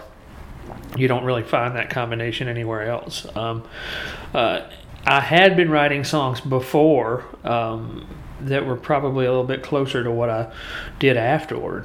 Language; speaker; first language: English; native; English